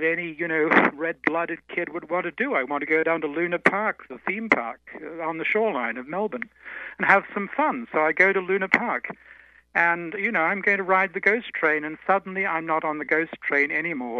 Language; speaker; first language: English; native; English